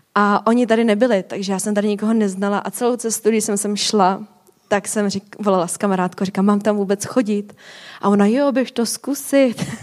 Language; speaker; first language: Czech; native; Czech